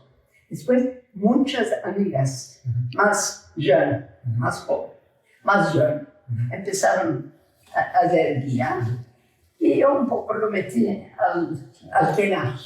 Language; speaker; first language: Spanish; early bilingual, heritage; Ladino